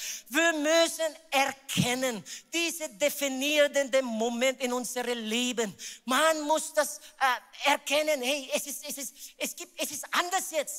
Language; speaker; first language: German; non-native, learner; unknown